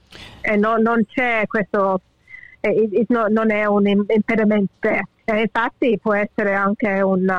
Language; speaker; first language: Italian; early bilingual, heritage; English